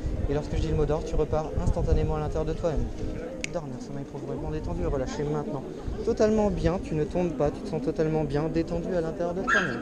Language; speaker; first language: French; native; French